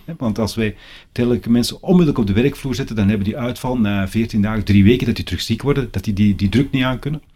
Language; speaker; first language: Dutch; native; Dutch